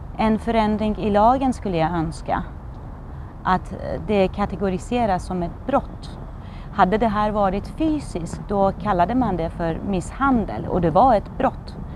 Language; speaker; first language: Swedish; non-native, fluent; Persian